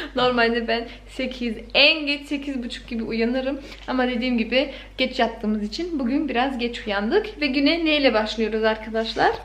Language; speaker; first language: Turkish; early bilingual, heritage; Turkish